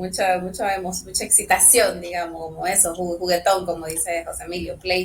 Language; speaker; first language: Spanish; native; Spanish